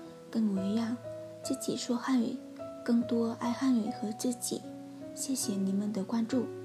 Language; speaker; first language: Chinese; non-native, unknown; Vietnamese